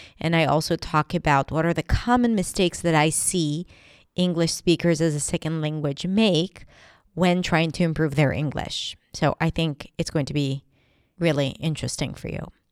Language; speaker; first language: English; non-native, fluent; Hebrew